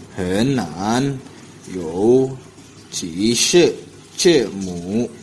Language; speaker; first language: Chinese; non-native, learner; Indonesian